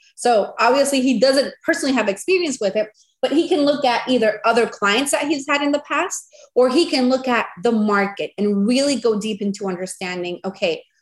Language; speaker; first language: English; non-native, fluent; Spanish